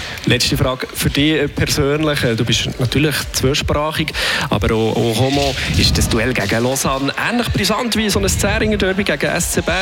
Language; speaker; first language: German; native; German